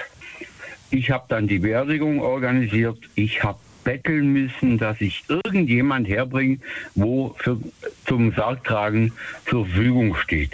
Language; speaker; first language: German; native; German